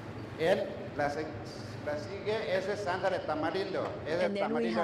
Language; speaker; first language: Spanish; non-native, learner; Thai